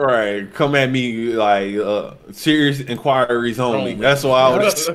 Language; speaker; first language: English; native; English